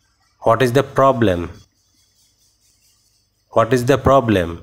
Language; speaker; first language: English; non-native, fluent; Bangla